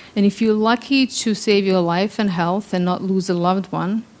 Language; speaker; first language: English; early bilingual, other home language; Serbian